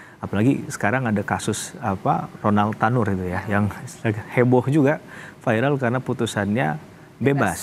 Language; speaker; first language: Indonesian; native; Indonesian